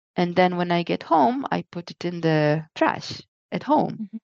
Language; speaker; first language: English; non-native, fluent; Hebrew